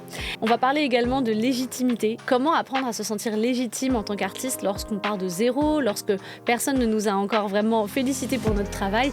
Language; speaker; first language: French; native; French